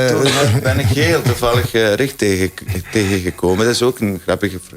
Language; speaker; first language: Dutch; non-native, fluent; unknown